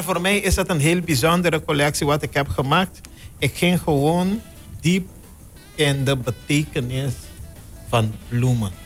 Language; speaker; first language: Dutch; non-native, local second language; Papiamento